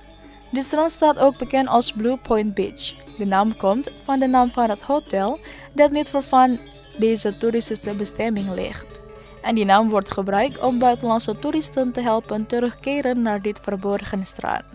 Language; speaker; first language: Dutch; non-native, learner; Indonesian